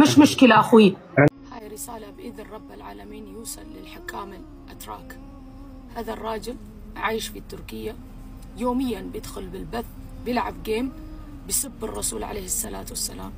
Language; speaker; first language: Arabic; non-native, fluent; Amharic